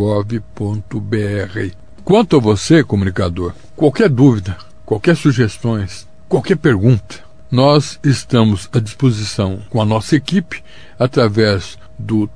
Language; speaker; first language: Portuguese; native; Portuguese